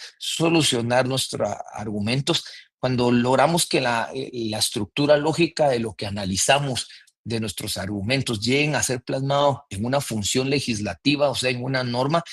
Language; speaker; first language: Spanish; native; Spanish